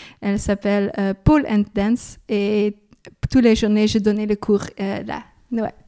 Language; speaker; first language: French; non-native, learner; Dutch